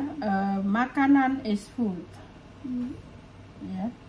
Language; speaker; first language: English; non-native, fluent; Indonesian